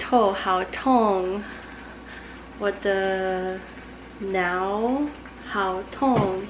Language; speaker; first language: Chinese; non-native, learner; English